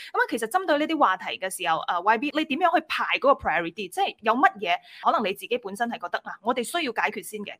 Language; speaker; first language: Cantonese; native; Cantonese